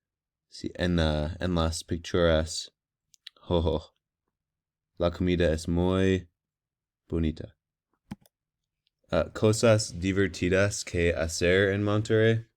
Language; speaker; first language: Spanish; non-native, learner; English